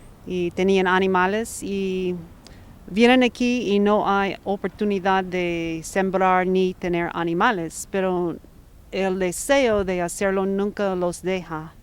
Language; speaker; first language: Spanish; non-native, fluent; English